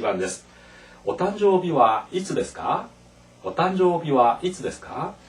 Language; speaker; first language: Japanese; non-native, fluent; Korean